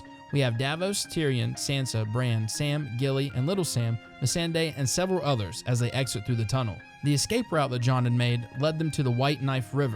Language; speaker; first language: English; native; English